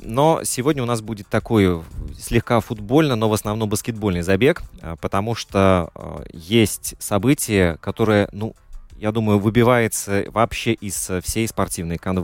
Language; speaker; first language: Russian; native; Russian